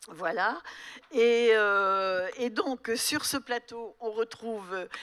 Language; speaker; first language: French; native; French